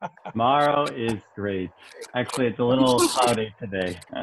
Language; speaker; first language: English; native; English